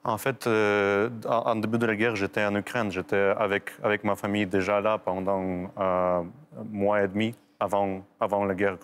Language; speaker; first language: French; non-native, fluent; Ukrainian